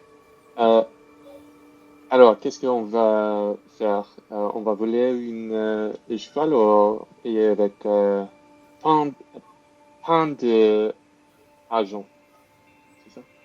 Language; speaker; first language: French; non-native, learner; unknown